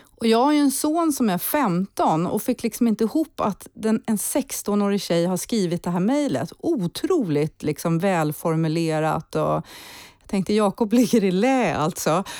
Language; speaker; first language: Swedish; early bilingual, heritage; Swedish